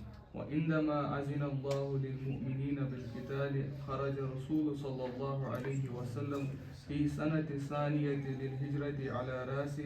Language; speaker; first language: Arabic; non-native, learner; Urdu